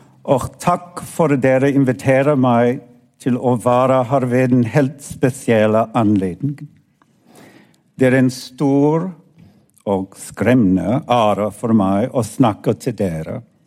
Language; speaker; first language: Norwegian; non-native, learner; English